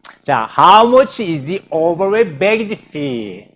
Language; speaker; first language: English; non-native, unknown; Korean